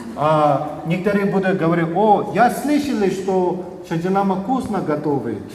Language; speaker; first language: Russian; non-native, learner; English